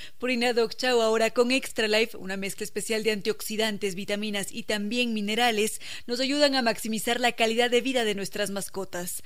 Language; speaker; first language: Spanish; native; Spanish